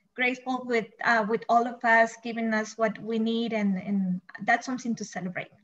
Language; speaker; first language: English; non-native, fluent; Spanish